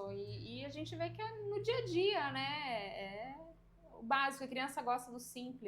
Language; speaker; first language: Portuguese; native; Portuguese